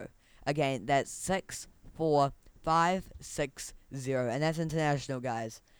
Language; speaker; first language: English; native; English